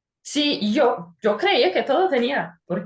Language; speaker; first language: Spanish; non-native, fluent; Portuguese